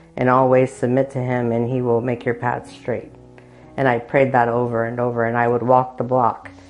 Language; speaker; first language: English; native; English